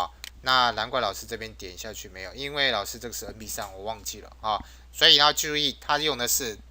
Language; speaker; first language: Chinese; native; Chinese